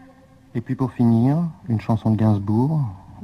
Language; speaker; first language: French; native; French